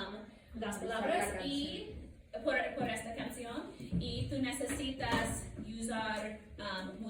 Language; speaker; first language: Spanish; non-native, learner; English